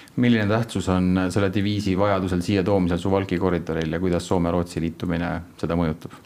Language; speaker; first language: Estonian; native; Estonian